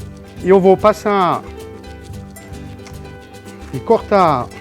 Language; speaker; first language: Portuguese; non-native, fluent; French